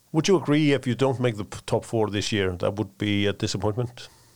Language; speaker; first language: English; non-native, fluent; Icelandic